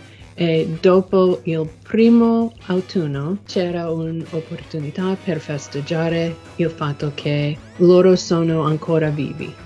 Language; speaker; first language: Italian; non-native, learner; English